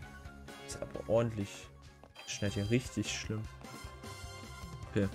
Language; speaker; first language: German; native; German